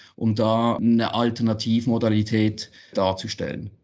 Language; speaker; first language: German; native; German